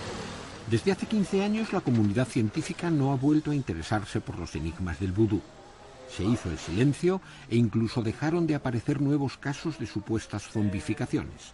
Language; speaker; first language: Spanish; native; Spanish